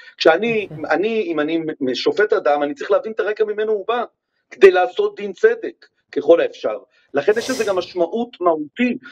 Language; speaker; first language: Hebrew; native; Hebrew